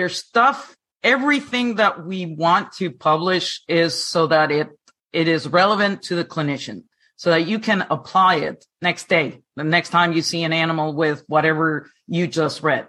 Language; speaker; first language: English; non-native, fluent; Spanish